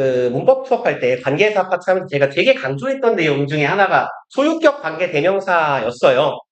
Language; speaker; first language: Korean; native; Korean